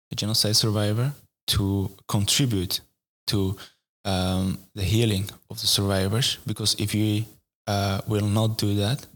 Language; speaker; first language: English; non-native, fluent; Arabic